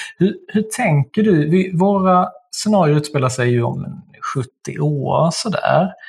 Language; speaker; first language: Swedish; native; Swedish